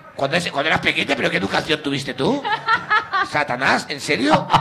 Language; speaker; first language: Spanish; native; Spanish